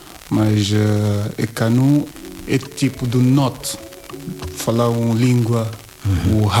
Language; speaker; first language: Portuguese; non-native, learner; Yoruba